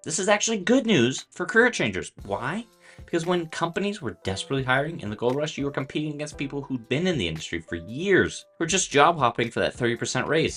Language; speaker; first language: English; native; English